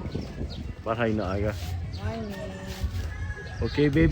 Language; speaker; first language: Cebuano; non-native, learner; English